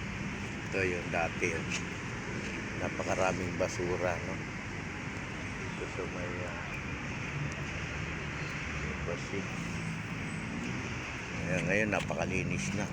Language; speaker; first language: Filipino; native; Filipino